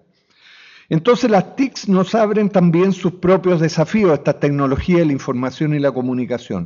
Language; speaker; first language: Spanish; native; Spanish